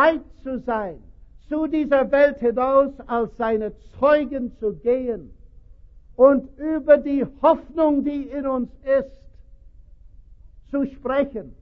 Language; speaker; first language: German; non-native, fluent; English